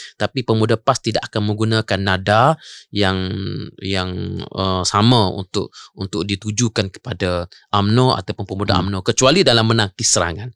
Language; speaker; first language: Malay; native; Malay